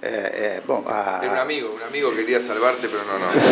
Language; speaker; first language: Portuguese; non-native, learner; Spanish